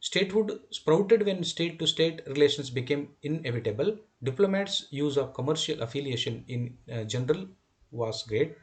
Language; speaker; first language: English; non-native, local second language; Kannada